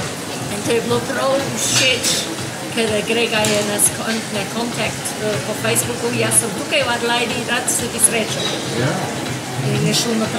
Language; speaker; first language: Slovenian; early bilingual, heritage; Slovenian